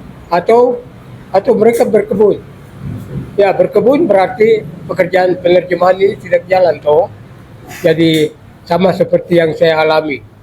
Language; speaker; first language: Indonesian; non-native, local second language; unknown